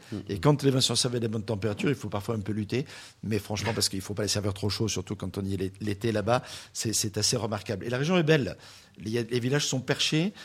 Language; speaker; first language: French; native; French